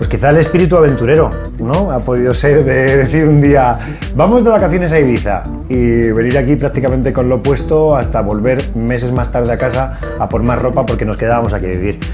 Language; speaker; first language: Spanish; native; Spanish